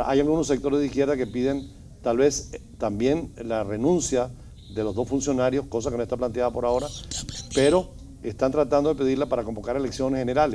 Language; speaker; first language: Spanish; native; Spanish